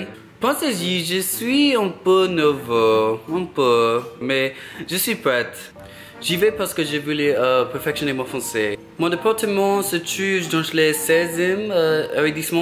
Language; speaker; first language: French; non-native, learner; English